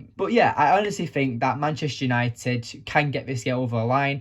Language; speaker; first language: English; native; English